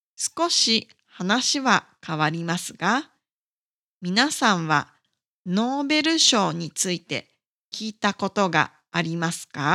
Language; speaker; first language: Japanese; native; Japanese